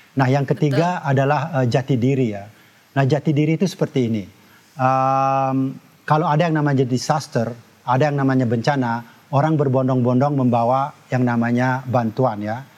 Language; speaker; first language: Indonesian; non-native, local second language; Balinese